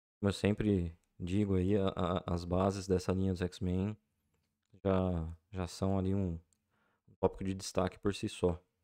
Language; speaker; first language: Portuguese; native; Portuguese